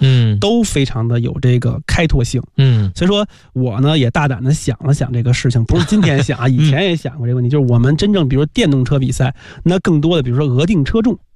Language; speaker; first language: Chinese; native; Chinese